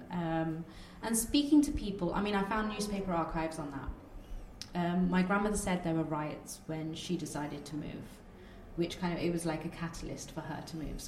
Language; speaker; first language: English; non-native, local second language; Bangla